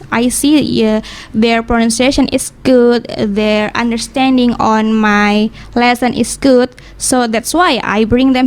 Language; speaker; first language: English; non-native, learner; Indonesian